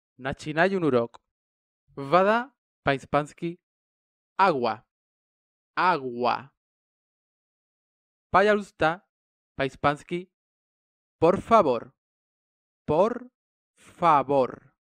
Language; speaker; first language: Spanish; non-native, fluent; Russian